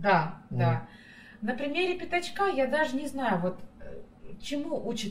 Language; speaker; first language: Russian; native; Russian